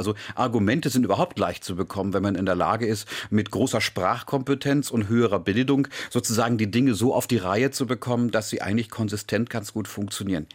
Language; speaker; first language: German; native; German